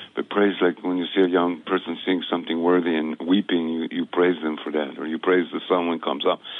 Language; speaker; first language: English; native; English